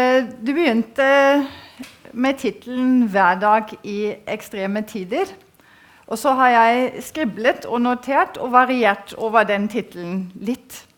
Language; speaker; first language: Norwegian; non-native, fluent; German